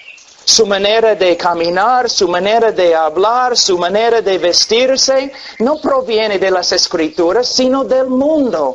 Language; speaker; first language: Spanish; non-native, fluent; English